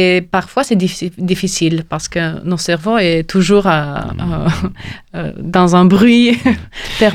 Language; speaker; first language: French; non-native, fluent; Romanian